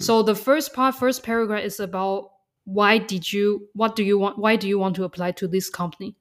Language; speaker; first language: English; non-native, fluent; Chinese